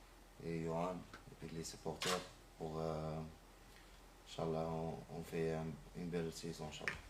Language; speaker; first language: French; non-native, local second language; Arabic